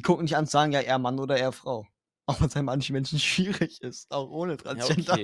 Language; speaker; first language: German; native; German